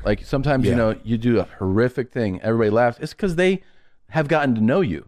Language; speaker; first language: English; early bilingual, other home language; Spanish